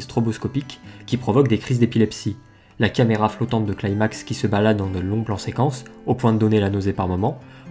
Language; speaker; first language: French; native; French